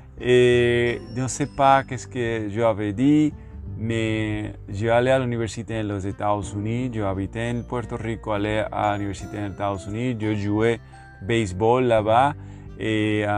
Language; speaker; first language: French; non-native, learner; Spanish